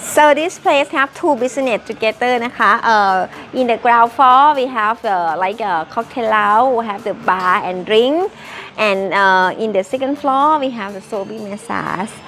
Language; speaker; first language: English; non-native, learner; Thai